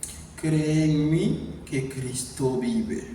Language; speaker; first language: Spanish; non-native, learner; Haitian Creole